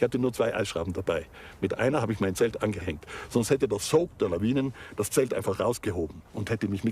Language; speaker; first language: German; native; German